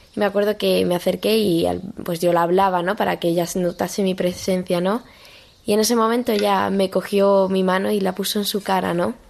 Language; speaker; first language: Spanish; native; Spanish